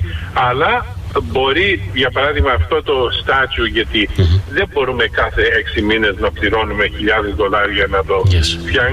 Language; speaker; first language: Greek; early bilingual, heritage; Greek